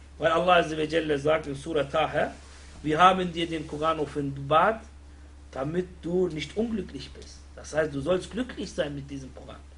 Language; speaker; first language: German; non-native, fluent; Arabic